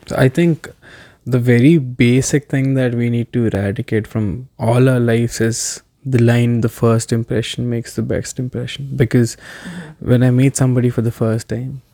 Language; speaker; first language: English; non-native, local second language; Telugu